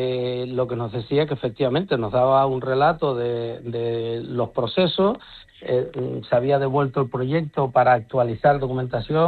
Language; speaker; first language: Spanish; native; Spanish